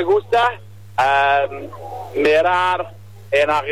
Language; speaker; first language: Spanish; non-native, learner; English